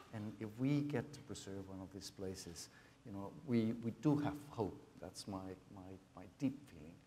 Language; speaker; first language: English; non-native, fluent; Spanish